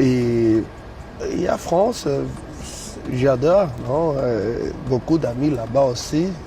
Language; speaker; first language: French; non-native, fluent; Portuguese